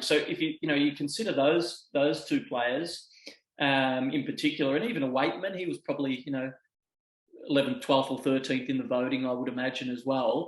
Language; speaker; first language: English; native; English